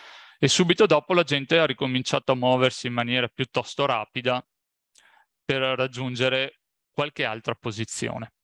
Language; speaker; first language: Italian; native; Italian